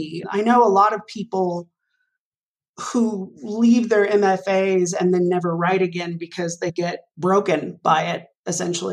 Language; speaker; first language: English; native; English